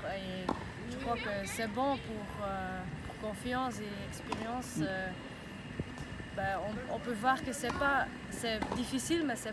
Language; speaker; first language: French; non-native, local second language; Dutch